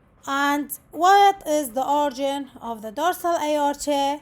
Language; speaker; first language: English; non-native, local second language; Arabic